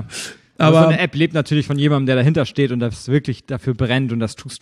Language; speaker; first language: German; native; German